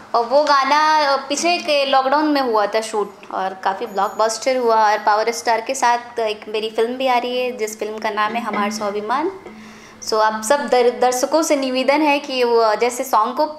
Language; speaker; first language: Hindi; native; Hindi